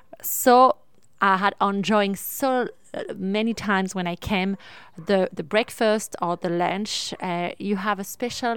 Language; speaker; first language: English; non-native, learner; French